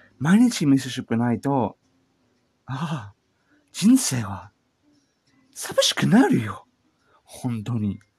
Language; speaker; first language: Japanese; non-native, learner; English